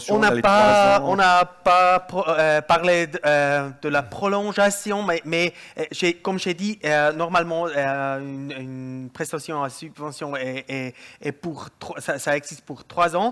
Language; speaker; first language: French; non-native, local second language; German